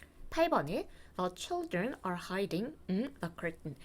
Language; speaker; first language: English; non-native, fluent; Korean